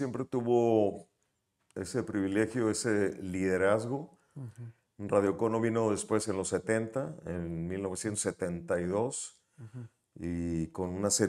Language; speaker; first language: Spanish; native; Spanish